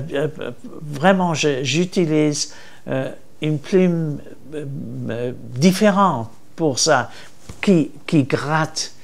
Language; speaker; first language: French; non-native, fluent; English